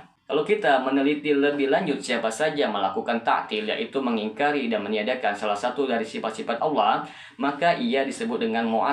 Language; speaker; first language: Indonesian; native; Indonesian